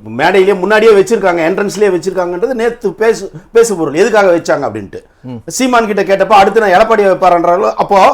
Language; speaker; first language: Tamil; native; Tamil